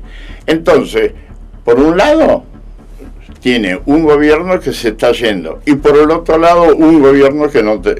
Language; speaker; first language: Spanish; native; Spanish